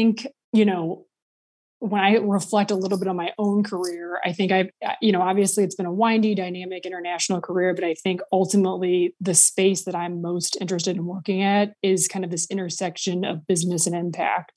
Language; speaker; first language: English; native; English